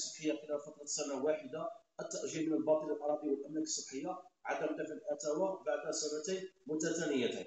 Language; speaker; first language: Arabic; native; Arabic